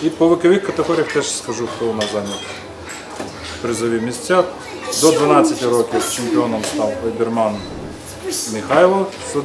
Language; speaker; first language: Ukrainian; native; Ukrainian